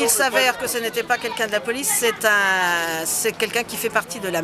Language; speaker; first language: French; native; French